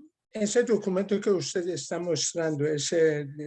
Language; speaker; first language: Spanish; non-native, fluent; Persian